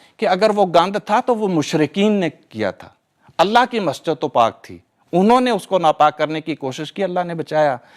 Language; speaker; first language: Urdu; non-native, local second language; Punjabi